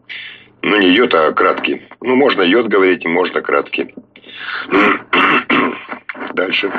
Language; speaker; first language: Russian; native; Russian